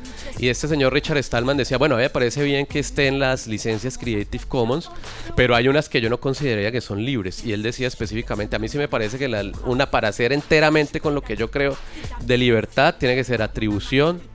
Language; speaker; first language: Spanish; native; Spanish